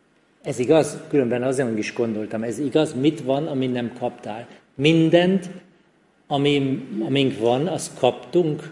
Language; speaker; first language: Hungarian; non-native, fluent; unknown